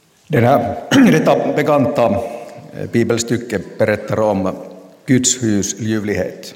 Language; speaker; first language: Swedish; non-native, local second language; Finnish